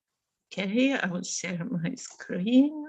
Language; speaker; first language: English; non-native, fluent; Bulgarian